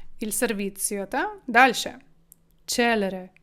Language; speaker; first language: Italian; non-native, fluent; Ukrainian